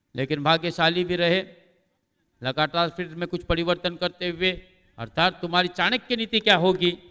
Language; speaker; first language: Hindi; non-native, local second language; Marathi